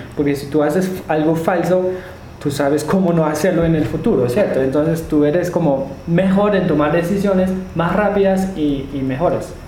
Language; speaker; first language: Spanish; non-native, learner; German